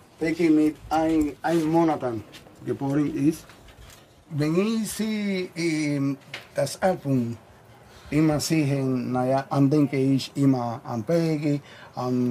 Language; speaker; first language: German; non-native, learner; Spanish